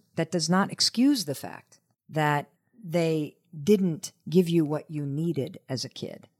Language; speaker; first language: English; native; English